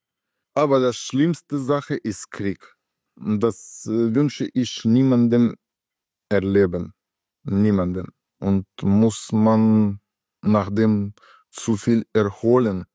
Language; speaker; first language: German; non-native, learner; Russian